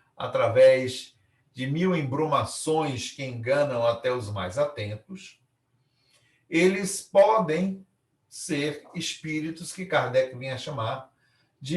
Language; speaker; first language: Portuguese; native; Portuguese